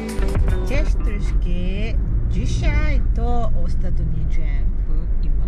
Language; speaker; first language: Polish; non-native, learner; Japanese